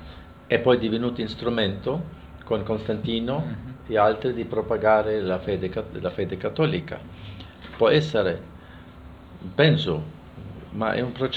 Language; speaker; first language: Italian; non-native, fluent; German